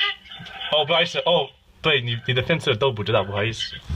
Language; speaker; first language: Chinese; non-native, learner; English